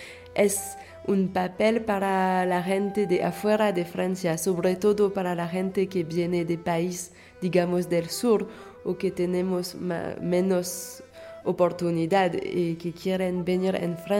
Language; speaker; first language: Spanish; non-native, fluent; French